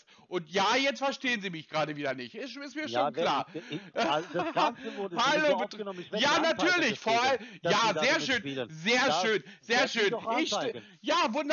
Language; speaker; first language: German; native; German